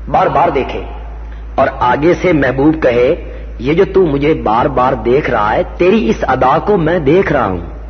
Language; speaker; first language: Urdu; non-native, local second language; Punjabi